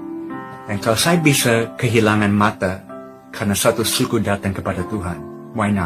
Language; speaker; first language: Indonesian; non-native, fluent; English